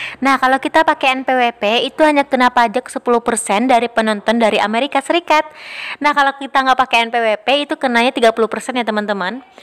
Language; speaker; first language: Indonesian; non-native, local second language; Minangkabau